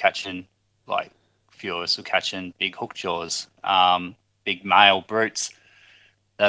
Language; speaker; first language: English; native; English